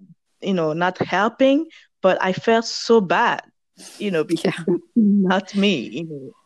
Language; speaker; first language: English; non-native, fluent; French